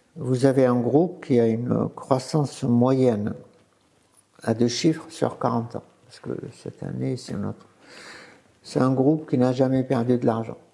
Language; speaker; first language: French; non-native, fluent; Arabic